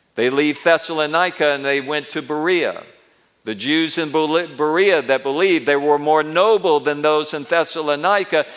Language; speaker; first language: English; native; English